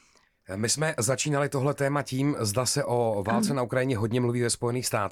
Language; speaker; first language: Czech; native; Czech